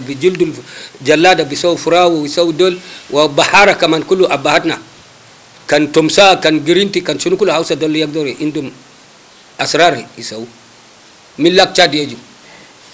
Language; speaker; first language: Arabic; non-native, local second language; Hausa